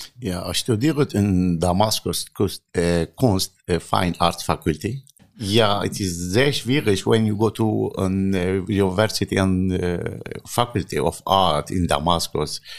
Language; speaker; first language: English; non-native, learner; Arabic